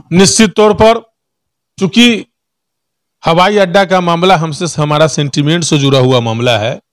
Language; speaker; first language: Hindi; native; Hindi